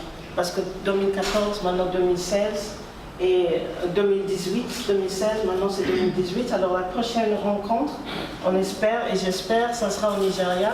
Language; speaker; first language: French; non-native, fluent; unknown